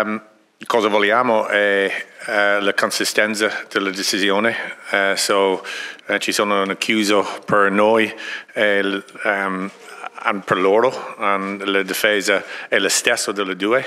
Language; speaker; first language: Italian; non-native, learner; English